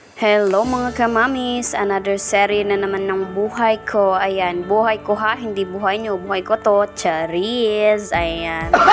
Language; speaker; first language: Filipino; non-native, local second language; Masbatenyo